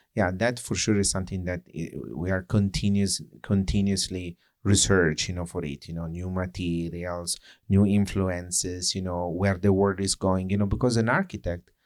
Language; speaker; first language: English; non-native, fluent; Italian